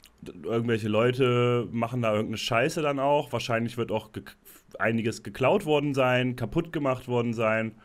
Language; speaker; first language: German; native; German